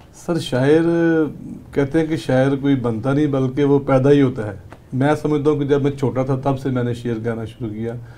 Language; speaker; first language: Urdu; non-native, local second language; Punjabi